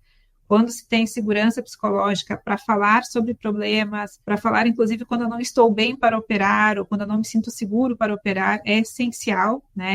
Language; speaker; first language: Portuguese; native; Portuguese